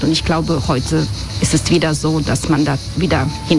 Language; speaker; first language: German; non-native, fluent; Croatian